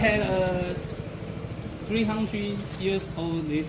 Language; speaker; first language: English; non-native, learner; Chinese